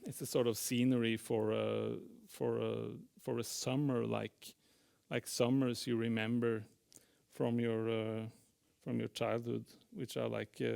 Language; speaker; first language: English; non-native, fluent; Norwegian